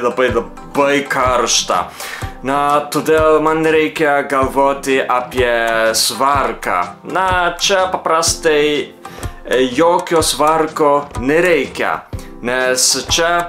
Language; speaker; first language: Lithuanian; non-native, fluent; Japanese